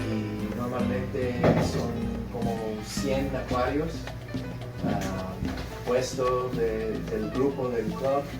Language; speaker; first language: Spanish; non-native, learner; English